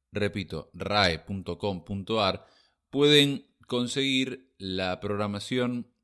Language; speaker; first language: Spanish; native; Spanish